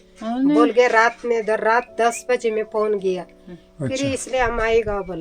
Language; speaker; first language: Hindi; non-native, local second language; Tibetan